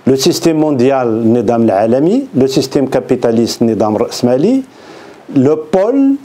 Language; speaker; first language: French; non-native, local second language; Arabic